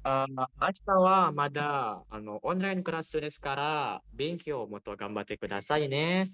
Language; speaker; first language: Japanese; non-native, fluent; Indonesian